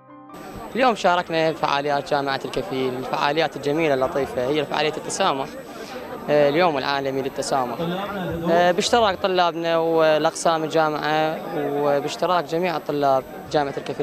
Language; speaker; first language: Arabic; native; Arabic